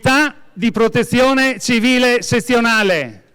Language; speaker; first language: Italian; native; Italian